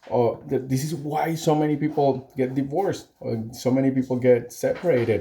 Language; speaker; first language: English; non-native, fluent; Spanish